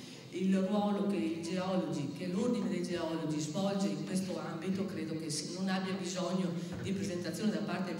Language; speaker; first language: Italian; native; Italian